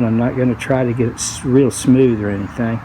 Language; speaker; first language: English; native; English